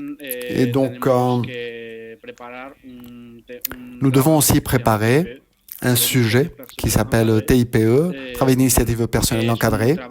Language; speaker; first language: French; non-native, fluent; Spanish